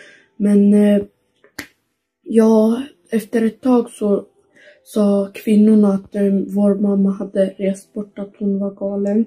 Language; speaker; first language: Swedish; early bilingual, other home language; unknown